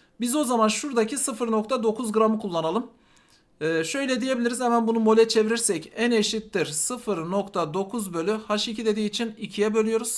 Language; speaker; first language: Turkish; native; Turkish